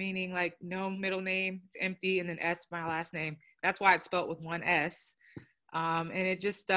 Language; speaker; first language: English; native; English